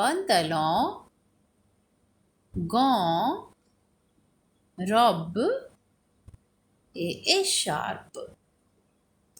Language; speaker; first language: French; non-native, fluent; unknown